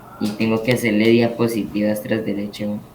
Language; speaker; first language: Spanish; native; Spanish